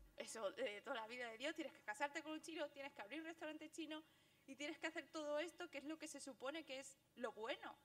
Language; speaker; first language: Spanish; early bilingual, other home language; Chinese